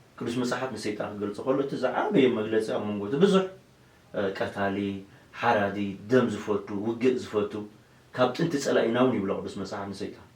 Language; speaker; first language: Tigrinya; non-native, local second language; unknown